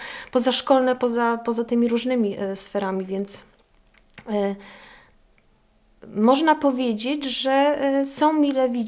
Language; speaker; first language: Polish; native; Polish